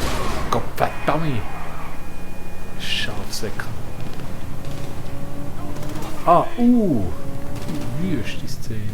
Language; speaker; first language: German; native; German